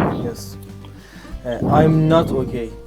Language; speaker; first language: English; non-native, learner; Persian